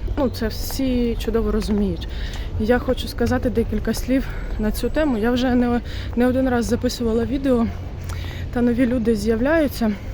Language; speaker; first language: Ukrainian; non-native, local second language; Russian